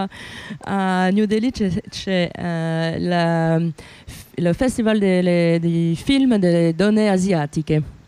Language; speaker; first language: Italian; non-native, fluent; French